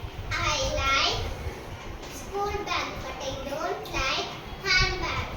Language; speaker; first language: English; non-native, learner; Tamil